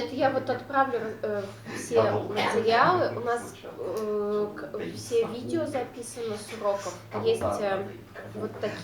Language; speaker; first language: Russian; non-native, local second language; Udmurt